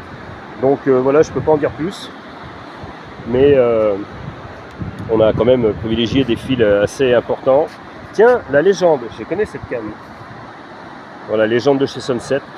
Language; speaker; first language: French; native; French